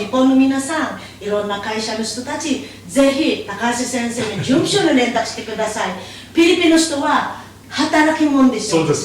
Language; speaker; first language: Japanese; non-native, learner; Filipino